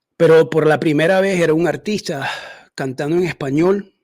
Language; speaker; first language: Spanish; early bilingual, heritage; Spanish